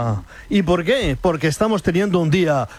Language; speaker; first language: Spanish; native; Spanish